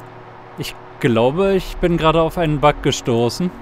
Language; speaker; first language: German; native; German